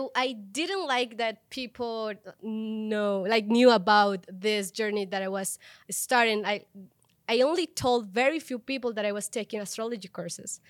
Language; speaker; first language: English; non-native, fluent; Spanish